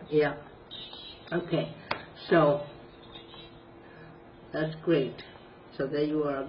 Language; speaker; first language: English; non-native, fluent; Spanish